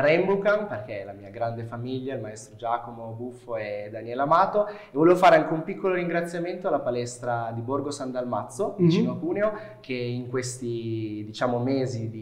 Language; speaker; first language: Italian; native; Italian